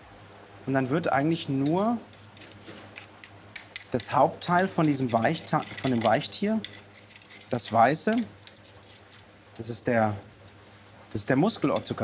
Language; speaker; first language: German; native; German